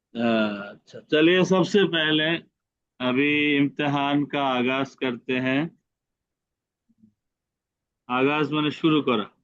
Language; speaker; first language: Hindi; non-native, fluent; Bangla